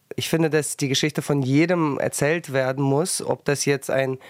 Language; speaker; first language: German; early bilingual, other home language; Russian